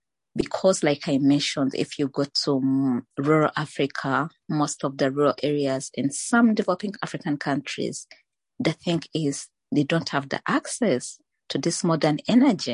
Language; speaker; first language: English; non-native, local second language; Ganda